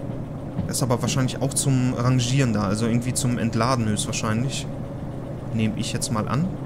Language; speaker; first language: German; native; German